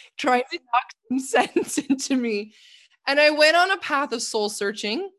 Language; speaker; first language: English; native; English